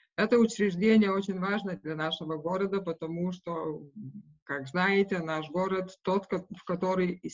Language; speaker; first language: Russian; non-native, local second language; Lithuanian